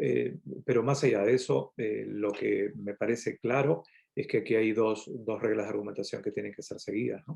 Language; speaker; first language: Spanish; native; Spanish